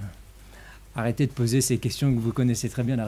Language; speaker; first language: French; native; French